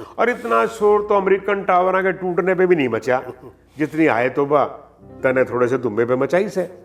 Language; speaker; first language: Hindi; non-native, local second language; Punjabi